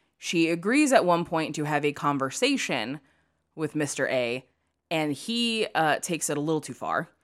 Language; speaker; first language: English; native; English